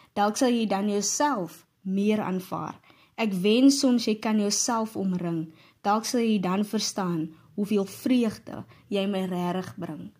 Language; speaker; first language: Afrikaans; native; Afrikaans